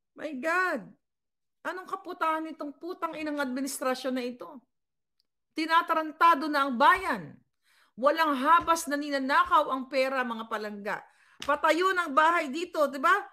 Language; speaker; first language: Filipino; non-native, local second language; Cebuano